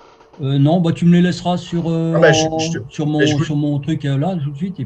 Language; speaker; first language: French; native; French